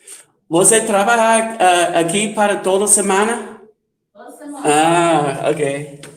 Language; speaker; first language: Portuguese; non-native, learner; English